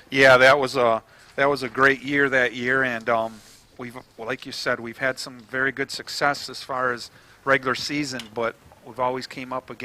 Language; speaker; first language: English; native; English